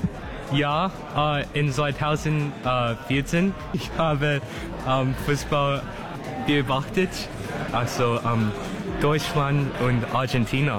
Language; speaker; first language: German; non-native, learner; Cantonese